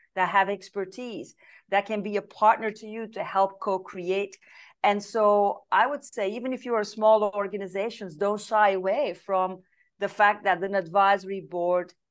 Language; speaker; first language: English; non-native, fluent; Dutch